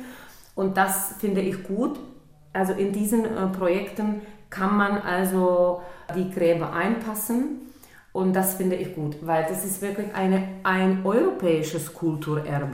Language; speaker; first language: German; non-native, local second language; Czech